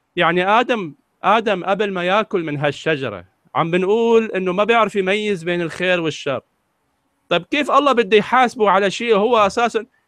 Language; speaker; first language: Arabic; native; Arabic